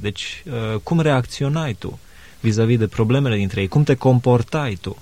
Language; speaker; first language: Romanian; native; Romanian